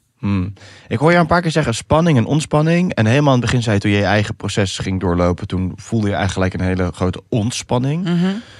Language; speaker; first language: Dutch; early bilingual, other home language; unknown